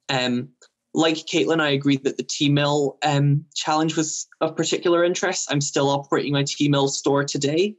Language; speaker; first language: English; native; English